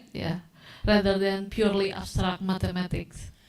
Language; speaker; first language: English; non-native, learner; Indonesian